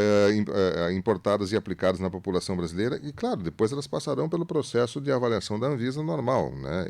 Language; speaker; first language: Portuguese; native; Portuguese